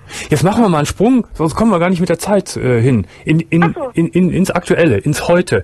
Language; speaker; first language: German; native; German